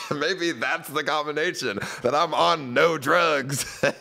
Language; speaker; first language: English; native; English